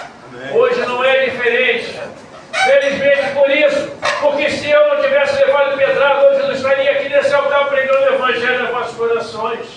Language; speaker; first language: Portuguese; native; Portuguese